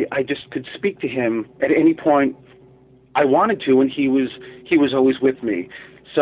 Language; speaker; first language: English; native; English